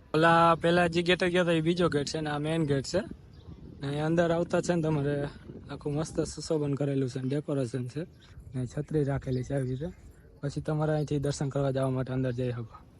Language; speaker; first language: Gujarati; native; Gujarati